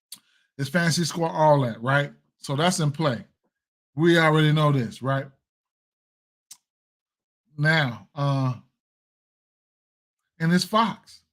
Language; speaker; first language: English; native; English